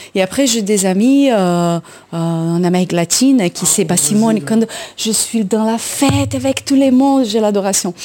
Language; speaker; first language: French; non-native, fluent; Portuguese